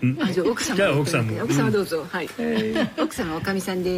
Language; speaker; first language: Japanese; native; Japanese